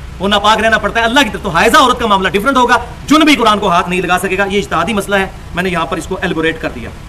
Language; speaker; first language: Urdu; non-native, local second language; Punjabi